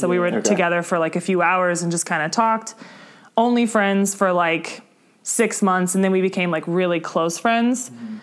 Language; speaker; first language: English; native; English